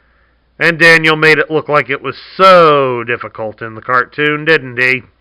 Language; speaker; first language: English; native; English